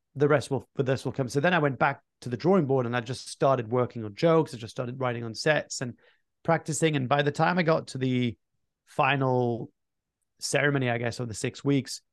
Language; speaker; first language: English; early bilingual, other home language; French